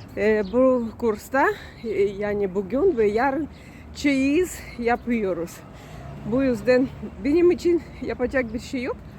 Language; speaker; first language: Turkish; non-native, learner; Russian